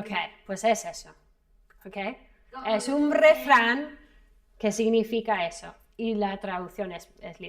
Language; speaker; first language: Spanish; non-native, fluent; English